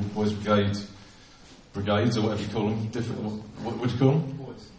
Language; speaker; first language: English; native; English